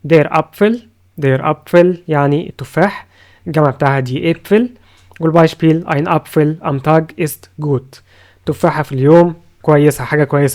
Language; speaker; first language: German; non-native, fluent; Arabic